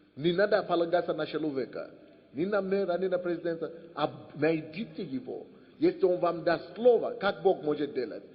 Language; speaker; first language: Russian; non-native, fluent; Yoruba